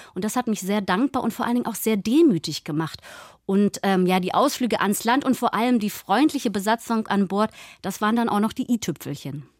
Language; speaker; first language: German; native; German